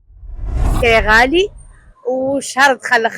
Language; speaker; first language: Arabic; native; Arabic